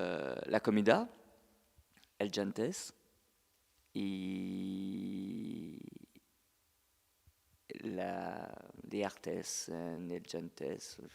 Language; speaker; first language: Spanish; non-native, learner; French